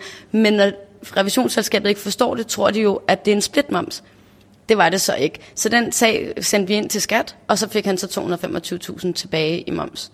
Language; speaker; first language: Danish; native; Danish